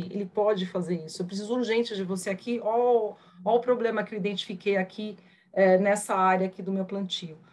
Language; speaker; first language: Portuguese; early bilingual, other home language; Spanish